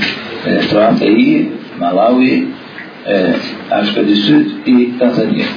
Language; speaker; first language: French; non-native, learner; Portuguese